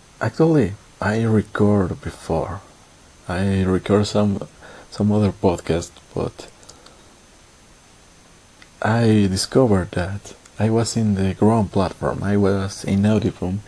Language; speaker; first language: English; non-native, learner; Spanish